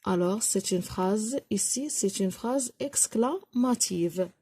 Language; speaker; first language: French; non-native, local second language; Arabic